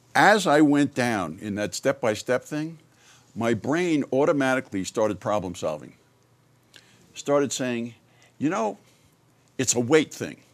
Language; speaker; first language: English; native; English